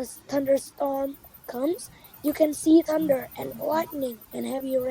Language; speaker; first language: English; non-native, learner; Vietnamese